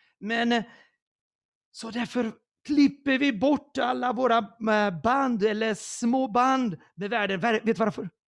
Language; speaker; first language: Swedish; non-native, fluent; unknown